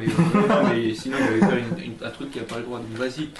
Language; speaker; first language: French; native; French